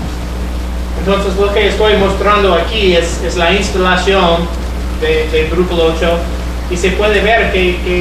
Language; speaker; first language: Spanish; non-native, fluent; English